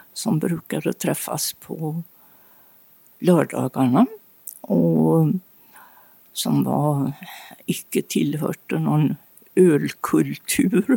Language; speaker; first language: Swedish; native; Swedish